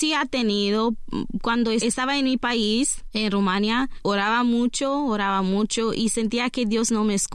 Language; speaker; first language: Spanish; non-native, learner; Romanian